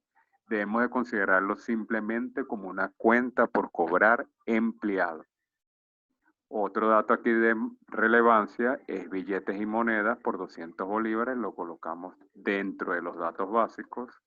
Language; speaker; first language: Spanish; native; Spanish